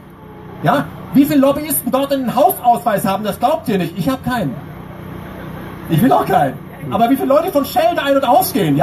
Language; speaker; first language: German; native; German